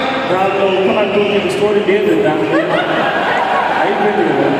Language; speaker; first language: Telugu; non-native, learner; Tamil